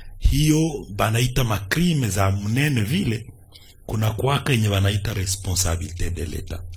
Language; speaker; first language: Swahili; native; Swahili